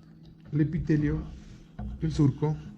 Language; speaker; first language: Spanish; native; Spanish